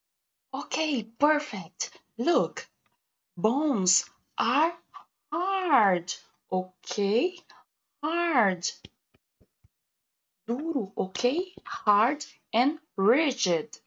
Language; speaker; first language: English; non-native, learner; Portuguese